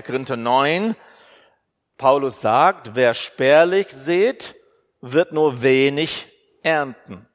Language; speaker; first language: German; non-native, fluent; English